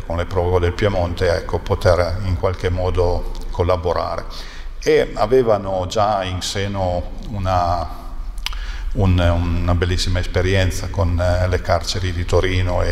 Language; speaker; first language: Italian; native; Italian